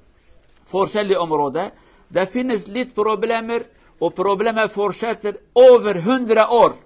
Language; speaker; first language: Norwegian; non-native, fluent; Kurdish